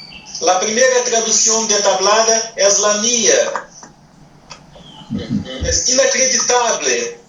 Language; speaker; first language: Spanish; non-native, learner; Portuguese